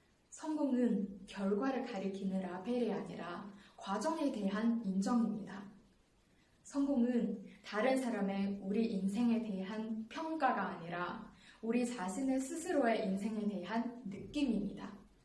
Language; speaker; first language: Korean; non-native, fluent; Chinese